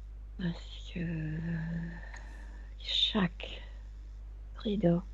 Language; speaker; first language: French; non-native, fluent; Spanish